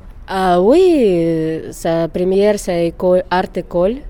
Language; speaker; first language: French; non-native, learner; Ukrainian